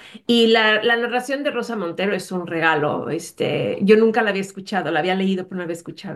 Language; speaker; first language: Spanish; native; Spanish